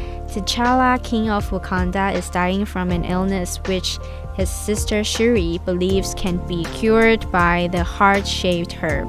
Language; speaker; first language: English; non-native, fluent; Chinese